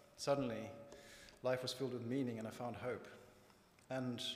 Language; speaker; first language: English; native; English